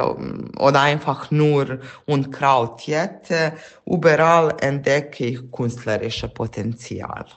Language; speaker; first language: German; non-native, fluent; Serbian